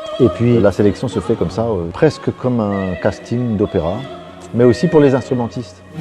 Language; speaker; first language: French; native; French